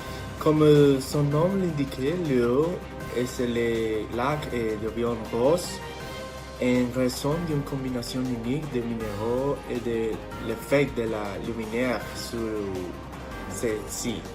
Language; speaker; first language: French; non-native, learner; Spanish